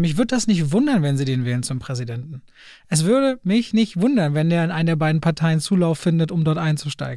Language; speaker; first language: German; native; German